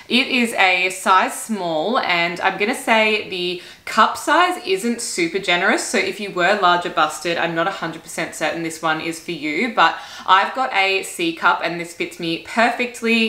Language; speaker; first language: English; native; English